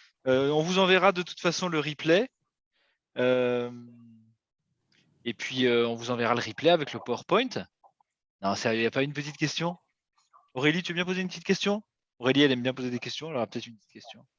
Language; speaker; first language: French; native; French